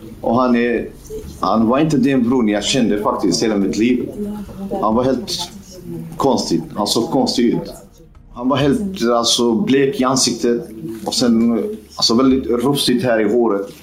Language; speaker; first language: Swedish; non-native, fluent; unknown